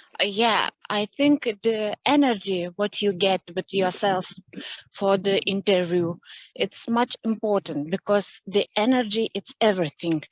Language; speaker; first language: English; non-native, learner; Lithuanian